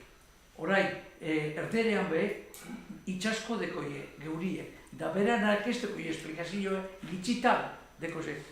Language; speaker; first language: Basque; native; Basque